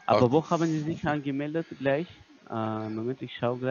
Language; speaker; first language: German; non-native, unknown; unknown